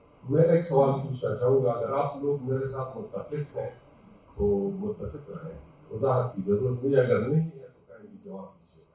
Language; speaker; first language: Urdu; non-native, local second language; Pashto